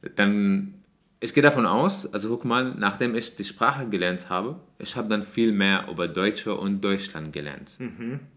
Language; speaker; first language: German; non-native, fluent; Arabic